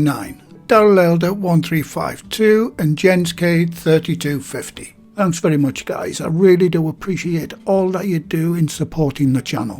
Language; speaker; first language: English; native; English